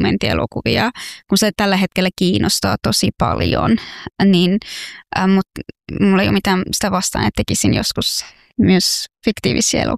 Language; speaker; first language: Finnish; non-native, fluent; Persian